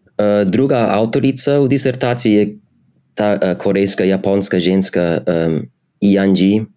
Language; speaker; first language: Slovenian; non-native, fluent; English